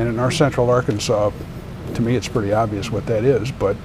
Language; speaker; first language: English; native; English